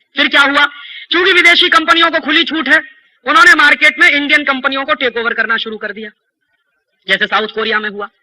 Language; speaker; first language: Hindi; native; Hindi